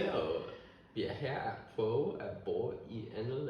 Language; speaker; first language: Danish; non-native, learner; English